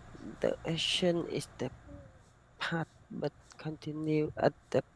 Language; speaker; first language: English; non-native, learner; Vietnamese